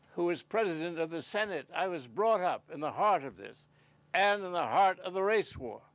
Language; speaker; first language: English; native; English